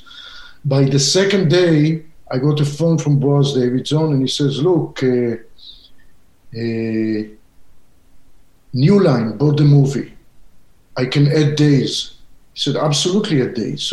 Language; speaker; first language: English; non-native, fluent; Hebrew